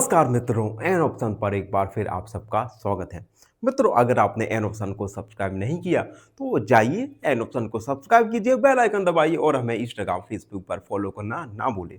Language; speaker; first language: Hindi; native; Hindi